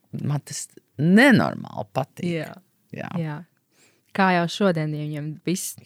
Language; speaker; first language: Latvian; early bilingual, heritage; Latvian